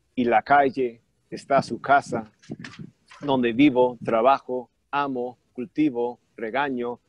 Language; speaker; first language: Spanish; non-native, fluent; English